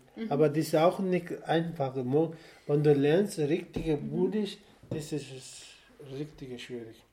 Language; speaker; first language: German; non-native, fluent; Nepali